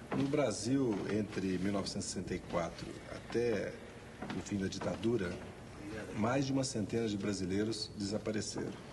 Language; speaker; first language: Portuguese; native; Portuguese